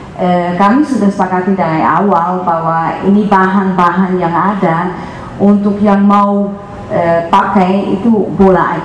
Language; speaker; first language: Indonesian; non-native, fluent; Dutch